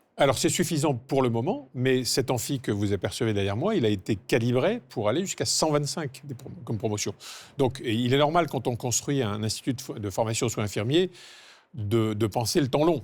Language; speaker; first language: French; native; French